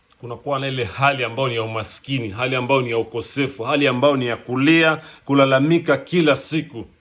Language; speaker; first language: Swahili; native; Swahili